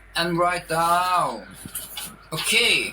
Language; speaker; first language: English; non-native, learner; Thai